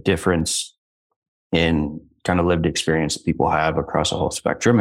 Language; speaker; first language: English; native; English